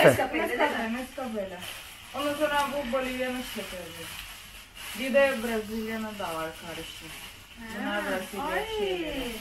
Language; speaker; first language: Turkish; non-native, learner; Spanish